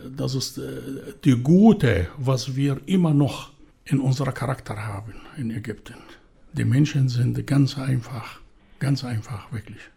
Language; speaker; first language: German; non-native, fluent; Arabic